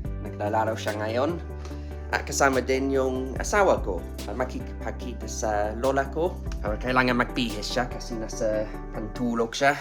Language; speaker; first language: Filipino; non-native, learner; English